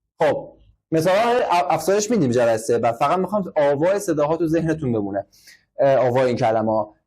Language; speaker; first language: Persian; native; Persian